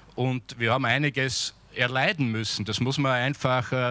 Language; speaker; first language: German; native; German